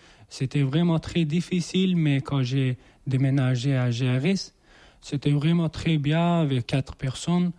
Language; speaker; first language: French; non-native, learner; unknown